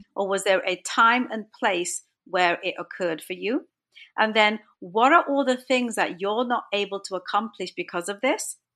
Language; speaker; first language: English; native; English